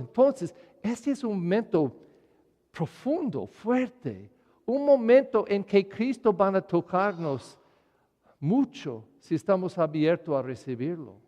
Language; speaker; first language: Spanish; non-native, learner; English